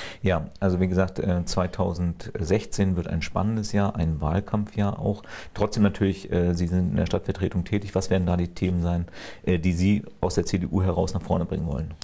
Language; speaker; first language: German; native; German